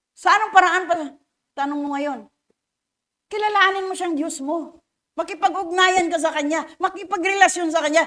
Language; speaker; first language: Filipino; native; Filipino